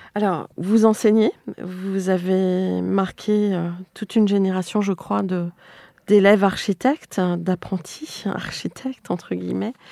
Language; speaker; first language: French; native; French